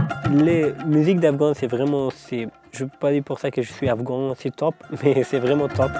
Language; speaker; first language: French; non-native, learner; Persian